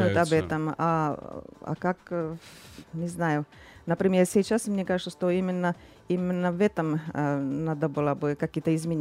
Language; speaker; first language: Russian; non-native, fluent; Finnish